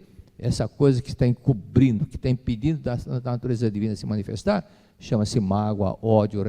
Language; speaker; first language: Portuguese; native; Portuguese